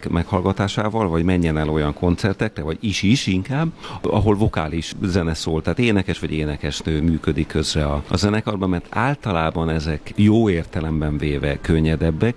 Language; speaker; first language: Hungarian; native; Hungarian